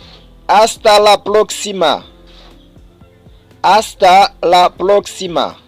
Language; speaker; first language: Spanish; non-native, fluent; Haitian Creole